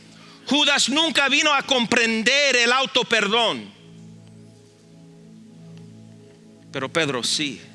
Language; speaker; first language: Spanish; early bilingual, heritage; Spanish